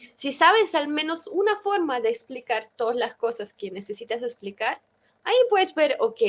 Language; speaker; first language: Spanish; non-native, fluent; Russian